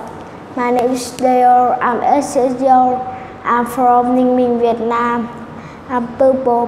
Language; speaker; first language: English; non-native, learner; Vietnamese